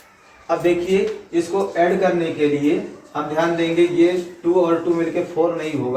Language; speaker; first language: Hindi; native; Hindi